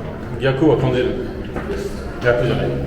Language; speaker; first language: Japanese; non-native, learner; French